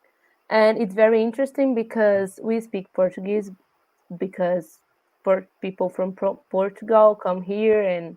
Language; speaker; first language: English; non-native, learner; Portuguese